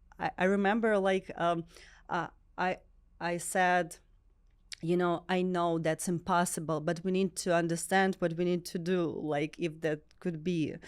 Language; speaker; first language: English; non-native, learner; Ukrainian